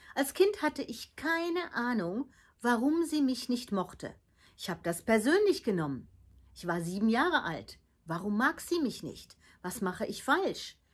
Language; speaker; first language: German; early bilingual, heritage; Dutch